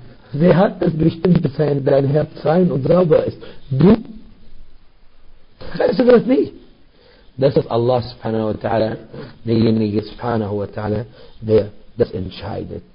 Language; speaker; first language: German; non-native, fluent; Arabic